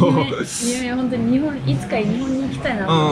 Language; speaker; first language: Japanese; non-native, fluent; Russian